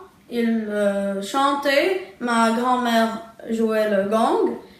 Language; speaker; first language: French; early bilingual, other home language; Czech